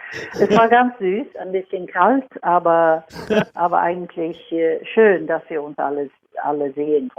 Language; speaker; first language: German; non-native, fluent; Swedish